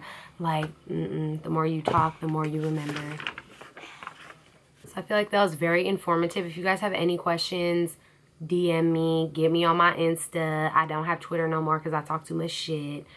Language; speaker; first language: English; native; English